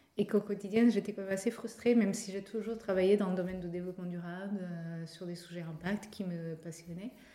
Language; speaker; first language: French; non-native, fluent; Portuguese